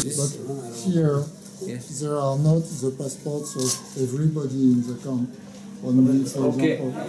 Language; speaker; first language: English; non-native, fluent; French